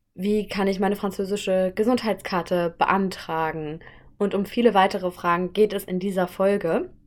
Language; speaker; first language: German; native; German